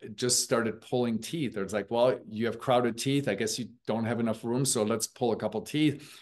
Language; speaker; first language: English; early bilingual, other home language; German